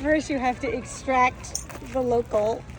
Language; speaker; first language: English; native; English